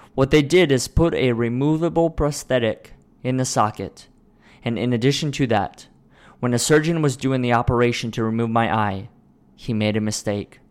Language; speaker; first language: English; early bilingual, other home language; Russian